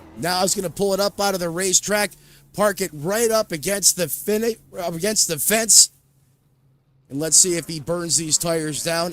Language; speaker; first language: English; native; English